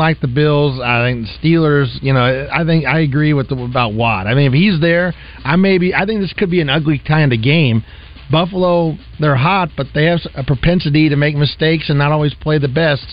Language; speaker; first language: English; native; English